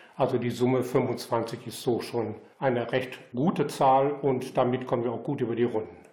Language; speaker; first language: German; native; German